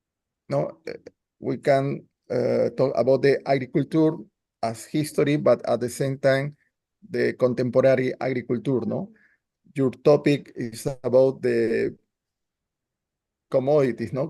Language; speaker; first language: English; non-native, learner; Spanish